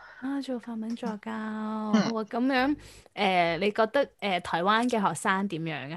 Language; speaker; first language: Cantonese; native; Cantonese